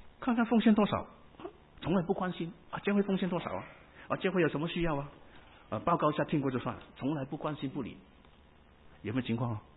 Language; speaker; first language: Chinese; non-native, local second language; Cantonese